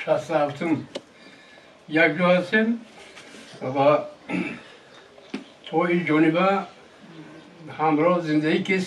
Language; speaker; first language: Persian; native; Persian